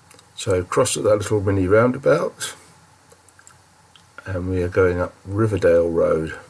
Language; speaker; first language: English; native; English